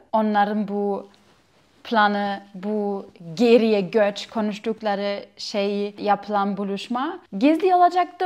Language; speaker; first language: Turkish; non-native, fluent; German